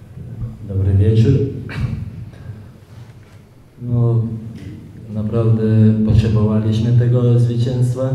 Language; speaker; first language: Polish; non-native, fluent; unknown